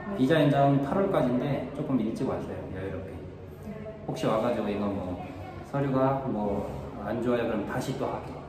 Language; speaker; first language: Korean; native; Korean